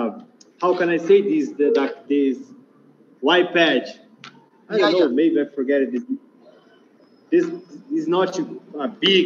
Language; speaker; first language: English; non-native, learner; Portuguese